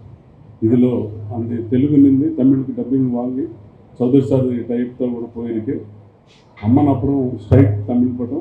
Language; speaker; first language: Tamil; non-native, learner; Telugu